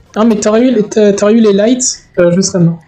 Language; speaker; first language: French; native; French